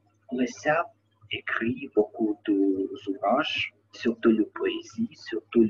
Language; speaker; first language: French; non-native, learner; Ukrainian